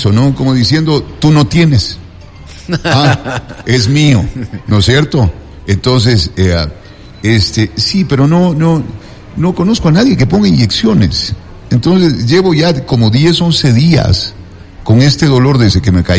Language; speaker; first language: Spanish; native; Spanish